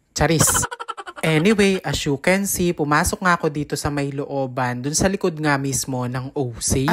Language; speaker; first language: Filipino; non-native, local second language; Pampanga